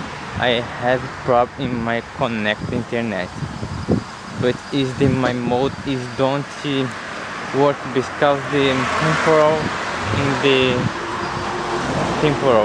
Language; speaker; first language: English; non-native, learner; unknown